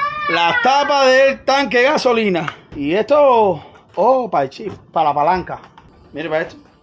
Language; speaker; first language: Spanish; native; Spanish